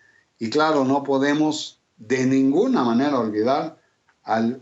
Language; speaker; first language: Spanish; native; Spanish